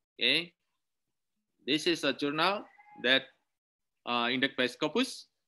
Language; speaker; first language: English; non-native, learner; Indonesian